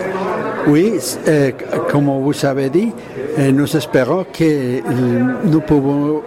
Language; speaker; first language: French; non-native, learner; Spanish